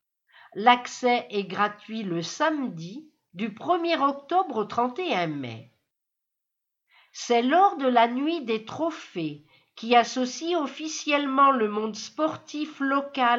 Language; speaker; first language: French; native; French